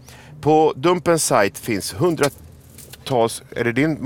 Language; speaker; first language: Swedish; native; Swedish